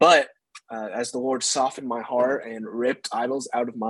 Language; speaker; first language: English; native; English